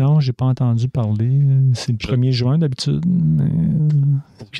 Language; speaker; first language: French; native; French